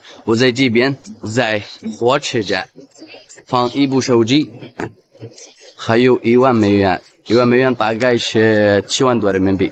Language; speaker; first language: Chinese; non-native, fluent; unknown